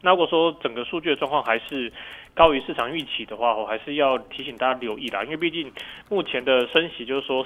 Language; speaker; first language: Chinese; native; Chinese